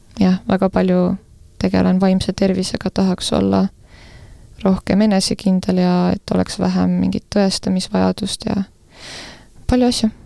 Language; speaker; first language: Estonian; non-native, local second language; Russian